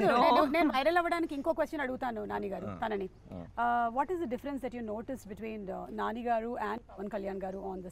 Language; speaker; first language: Telugu; native; Telugu